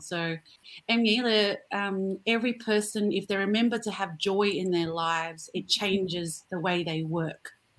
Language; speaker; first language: English; early bilingual, other home language; Vietnamese